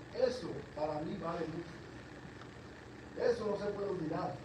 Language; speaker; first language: Spanish; early bilingual, heritage; Spanish